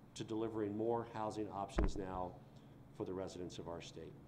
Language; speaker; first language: English; native; English